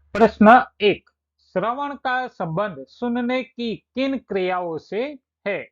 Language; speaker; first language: Hindi; non-native, local second language; Gujarati